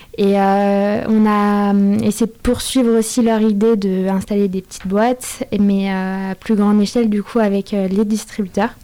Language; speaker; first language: French; native; French